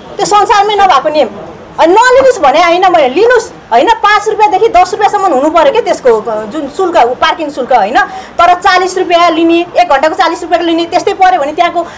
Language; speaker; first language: Nepali; native; Nepali